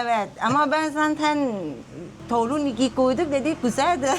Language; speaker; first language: Turkish; non-native, learner; Thai